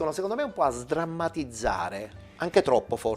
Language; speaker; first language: Italian; native; Italian